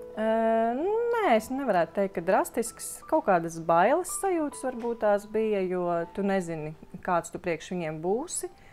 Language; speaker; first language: Latvian; native; Latvian